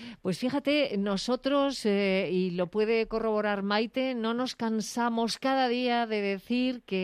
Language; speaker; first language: Spanish; native; Spanish